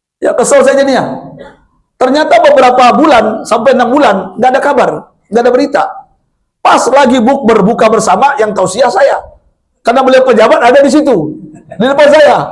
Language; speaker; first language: Indonesian; non-native, local second language; Minangkabau